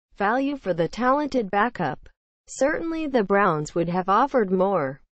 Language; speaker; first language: English; native; English